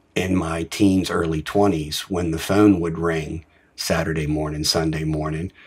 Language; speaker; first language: English; native; English